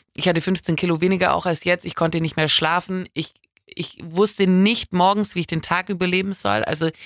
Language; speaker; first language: German; native; German